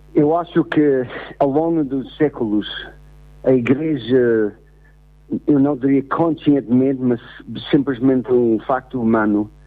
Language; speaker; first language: Portuguese; non-native, fluent; English